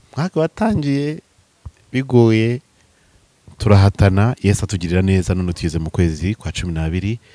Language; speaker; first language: Kinyarwanda; native; Kinyarwanda